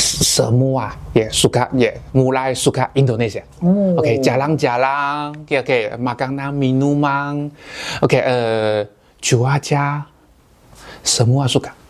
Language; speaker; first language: Indonesian; non-native, learner; Chinese